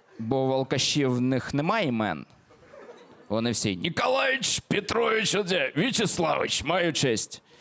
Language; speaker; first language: Ukrainian; non-native, local second language; Russian